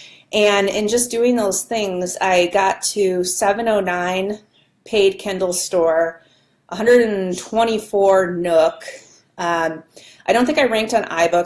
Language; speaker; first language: English; native; English